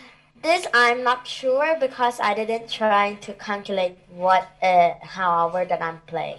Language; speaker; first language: English; non-native, learner; Thai